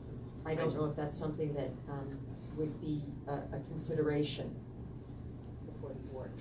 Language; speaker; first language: English; native; English